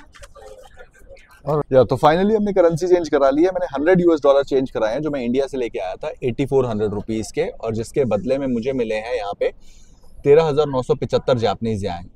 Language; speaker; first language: Hindi; native; Hindi